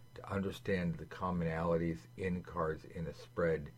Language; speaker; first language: English; native; English